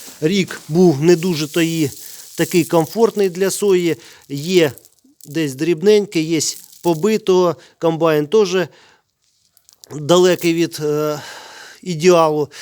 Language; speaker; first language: Ukrainian; native; Ukrainian